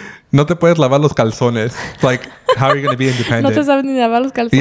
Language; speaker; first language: Spanish; early bilingual, heritage; English